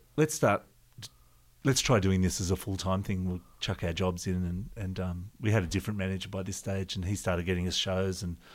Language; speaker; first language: English; native; English